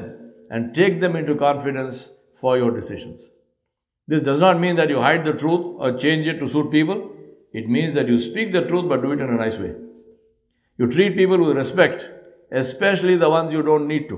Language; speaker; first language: English; non-native, local second language; Urdu